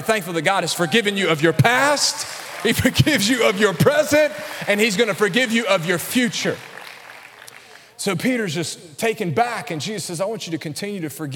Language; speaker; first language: English; native; English